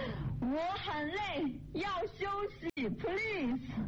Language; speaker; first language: Chinese; non-native, fluent; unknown